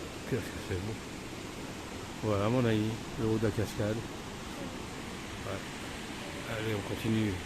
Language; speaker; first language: French; native; French